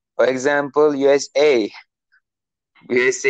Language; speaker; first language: English; non-native, learner; Turkish